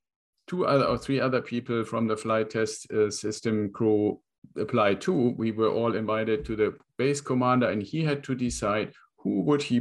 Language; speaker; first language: English; non-native, fluent; German